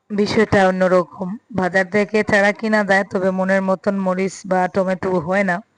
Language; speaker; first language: Bangla; native; Bangla